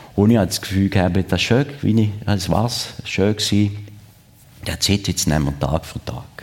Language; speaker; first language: German; non-native, local second language; French